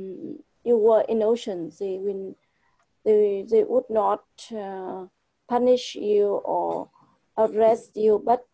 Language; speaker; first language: English; non-native, fluent; Vietnamese